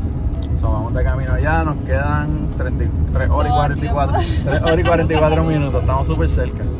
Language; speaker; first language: Spanish; native; Spanish